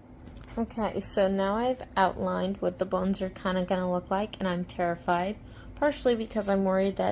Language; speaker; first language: English; native; English